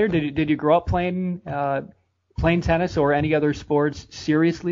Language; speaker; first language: English; native; English